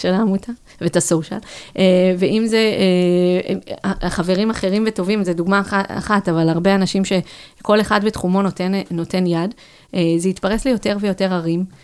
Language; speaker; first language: Hebrew; native; Hebrew